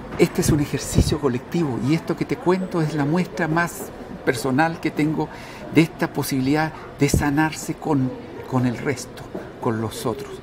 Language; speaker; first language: Spanish; native; Spanish